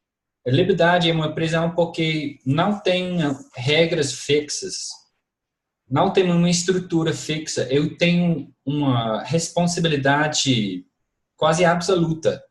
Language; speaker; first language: Portuguese; non-native, fluent; English